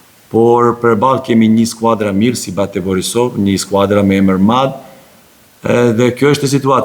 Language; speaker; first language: Albanian; non-native, learner; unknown